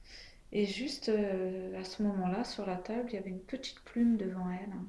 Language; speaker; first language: French; native; French